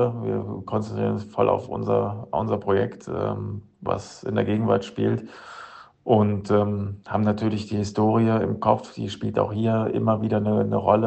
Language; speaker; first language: German; native; German